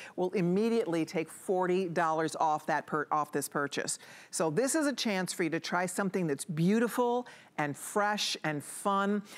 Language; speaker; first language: English; native; English